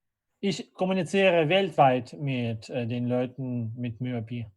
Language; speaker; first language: German; non-native, fluent; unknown